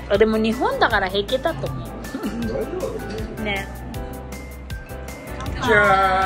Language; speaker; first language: Japanese; non-native, learner; Filipino